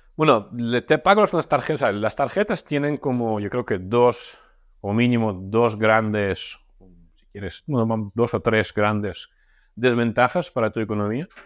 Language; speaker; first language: Spanish; non-native, fluent; Russian